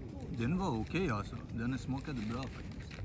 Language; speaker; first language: Swedish; early bilingual, other home language; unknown